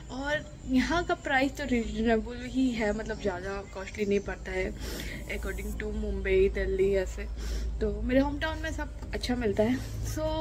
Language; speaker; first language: Hindi; non-native, local second language; Odia